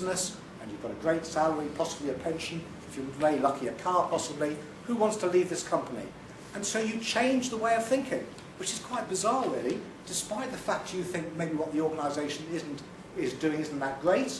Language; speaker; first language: English; native; English